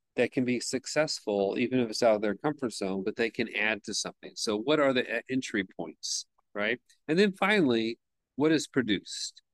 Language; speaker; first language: English; native; English